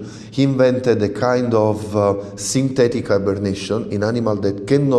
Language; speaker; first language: English; non-native, fluent; Italian